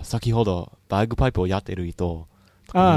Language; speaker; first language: Japanese; non-native, learner; English